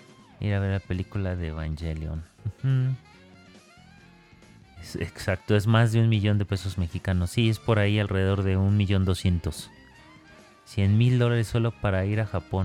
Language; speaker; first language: Spanish; native; Spanish